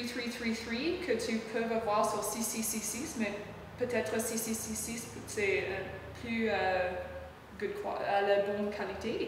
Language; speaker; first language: French; non-native, learner; English